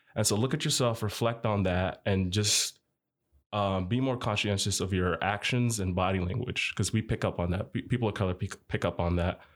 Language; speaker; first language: English; early bilingual, other home language; Arabic